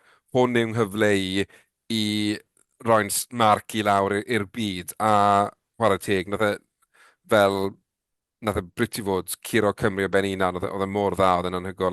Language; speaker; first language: Welsh; native; Welsh